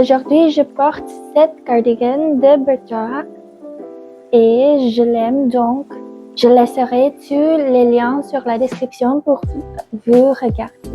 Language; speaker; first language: French; non-native, learner; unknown